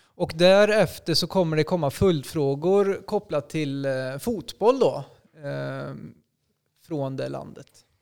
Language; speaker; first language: Swedish; native; Swedish